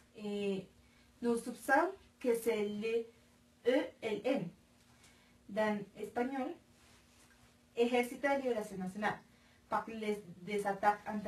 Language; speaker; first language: French; non-native, learner; Spanish